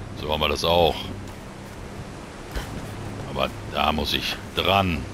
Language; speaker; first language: German; native; German